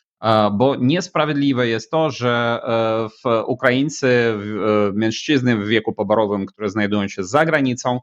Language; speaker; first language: Polish; non-native, fluent; Ukrainian